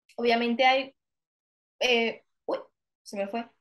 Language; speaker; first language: Spanish; native; Spanish